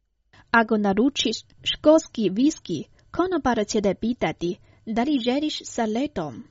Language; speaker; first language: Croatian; non-native, fluent; Chinese